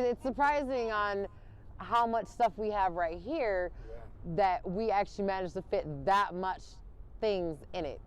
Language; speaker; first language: English; native; English